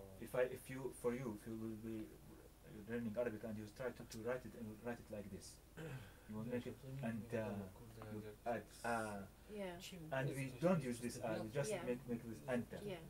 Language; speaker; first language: English; non-native, learner; Arabic